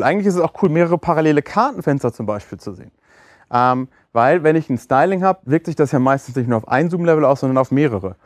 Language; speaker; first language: German; native; German